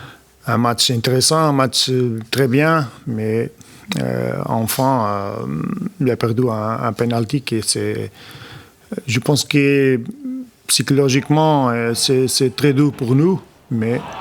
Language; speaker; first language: French; non-native, learner; Portuguese